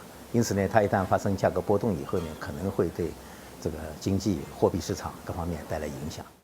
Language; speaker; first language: Chinese; native; Chinese